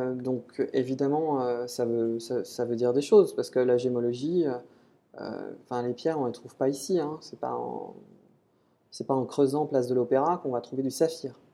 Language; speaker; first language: French; native; French